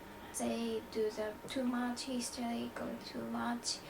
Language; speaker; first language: English; non-native, learner; Japanese